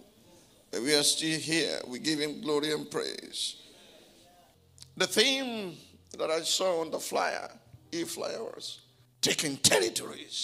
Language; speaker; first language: English; non-native, local second language; Yoruba